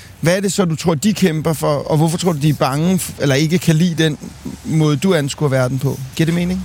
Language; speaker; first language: Danish; native; Danish